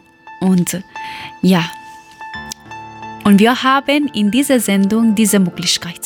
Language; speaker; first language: German; non-native, learner; Persian